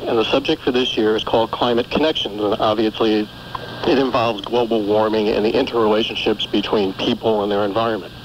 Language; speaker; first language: English; native; English